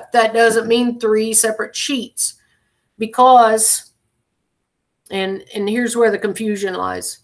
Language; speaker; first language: English; native; English